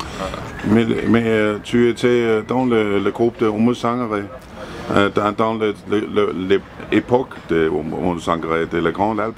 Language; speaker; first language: French; non-native, learner; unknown